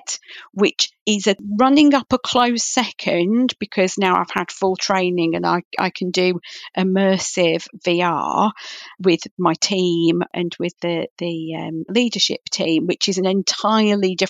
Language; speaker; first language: English; native; English